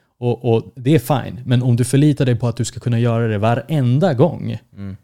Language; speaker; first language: Swedish; early bilingual, other home language; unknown